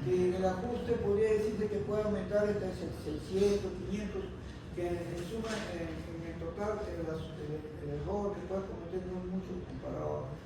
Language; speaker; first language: Spanish; native; Spanish